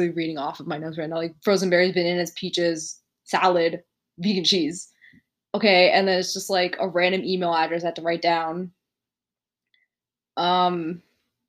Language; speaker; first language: English; native; English